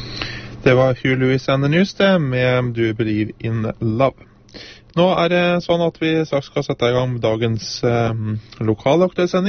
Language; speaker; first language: Norwegian; native; Norwegian